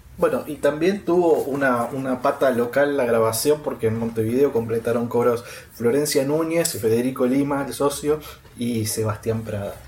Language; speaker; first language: Spanish; native; Spanish